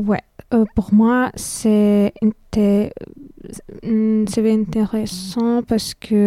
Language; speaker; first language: French; non-native, fluent; Lithuanian